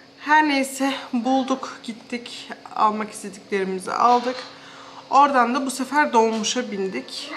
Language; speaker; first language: Turkish; early bilingual, heritage; Turkish